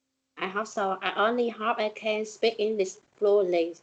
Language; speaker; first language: English; non-native, learner; Vietnamese